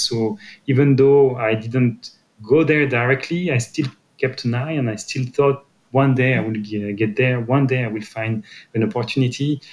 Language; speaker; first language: English; non-native, fluent; French